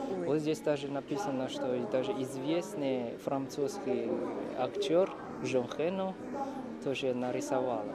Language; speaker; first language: Russian; non-native, fluent; Chinese